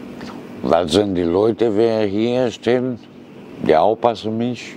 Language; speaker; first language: German; non-native, learner; Romanian